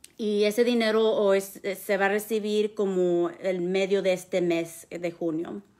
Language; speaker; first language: Spanish; early bilingual, heritage; Spanish